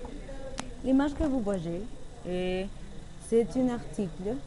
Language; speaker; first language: French; non-native, learner; Spanish